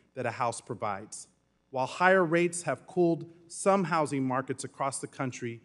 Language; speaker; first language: English; native; English